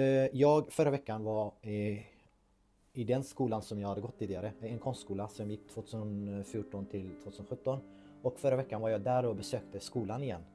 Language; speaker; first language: Swedish; non-native, fluent; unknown